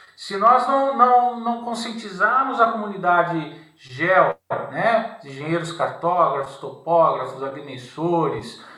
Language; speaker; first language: Portuguese; native; Portuguese